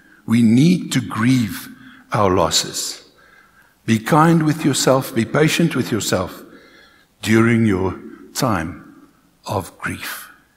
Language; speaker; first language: English; non-native, local second language; Afrikaans